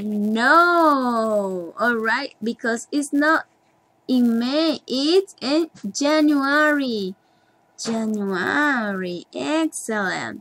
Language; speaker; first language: English; non-native, learner; Spanish